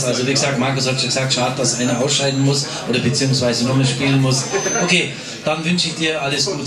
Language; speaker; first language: German; native; German